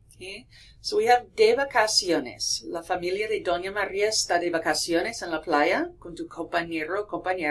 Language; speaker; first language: Spanish; non-native, fluent; English